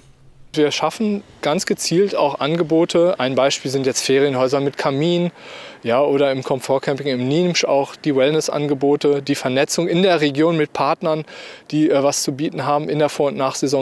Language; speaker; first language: German; native; German